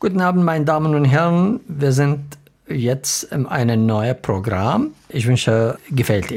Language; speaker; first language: German; non-native, learner; Arabic